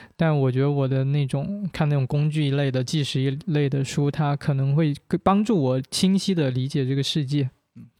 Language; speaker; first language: Chinese; non-native, local second language; Min Nan Chinese